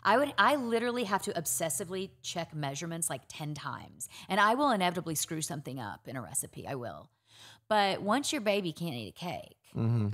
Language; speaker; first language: English; native; English